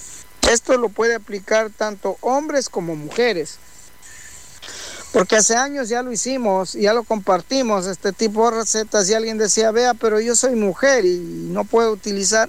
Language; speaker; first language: Spanish; native; Spanish